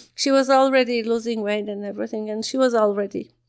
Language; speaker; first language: English; non-native, fluent; Polish